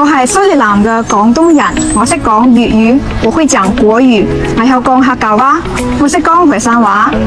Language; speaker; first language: Cantonese; non-native, fluent; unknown